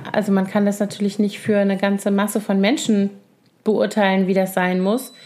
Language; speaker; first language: German; native; German